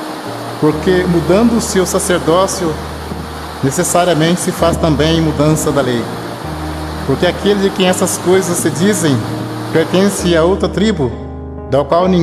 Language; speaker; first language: Portuguese; native; Portuguese